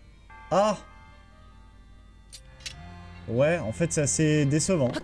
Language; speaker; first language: French; native; French